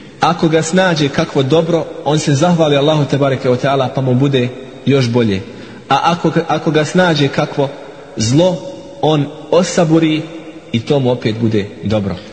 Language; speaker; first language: Bosnian; non-native, fluent; Arabic